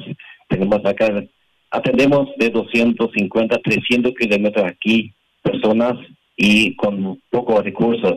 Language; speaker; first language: Spanish; non-native, local second language; Portuguese